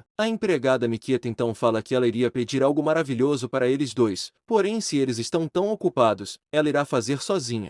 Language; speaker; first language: Portuguese; native; Portuguese